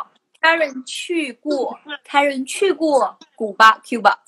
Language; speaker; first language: Chinese; non-native, learner; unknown